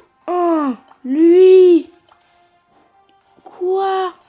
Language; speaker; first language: French; native; French